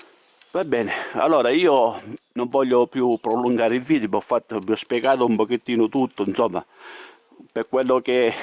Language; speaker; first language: Italian; native; Italian